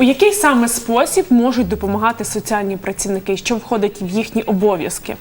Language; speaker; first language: Ukrainian; native; Ukrainian